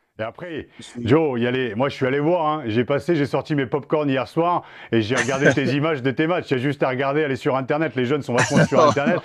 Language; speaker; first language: French; native; French